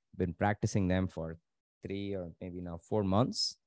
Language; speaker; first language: English; non-native, local second language; Tamil